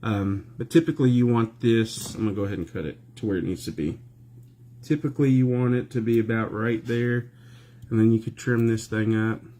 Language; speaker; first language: English; native; English